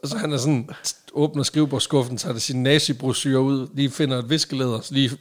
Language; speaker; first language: Danish; native; Danish